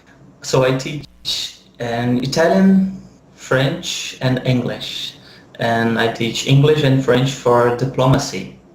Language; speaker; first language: English; non-native, fluent; Portuguese